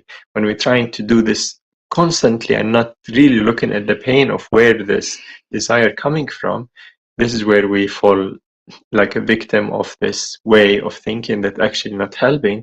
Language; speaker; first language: English; non-native, fluent; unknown